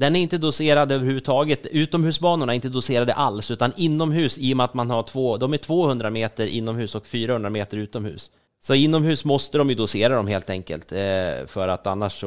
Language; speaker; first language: Swedish; native; Swedish